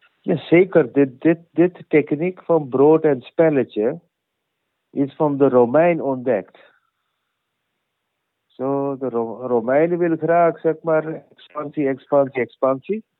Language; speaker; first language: Dutch; non-native, learner; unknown